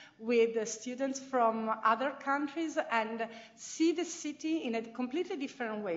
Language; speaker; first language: English; non-native, fluent; Italian